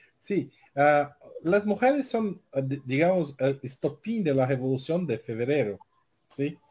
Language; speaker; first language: Spanish; non-native, learner; Portuguese